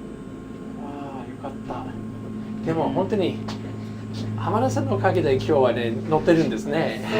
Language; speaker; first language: Japanese; non-native, learner; English